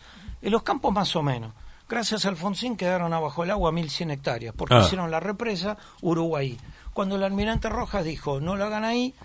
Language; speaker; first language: Spanish; native; Spanish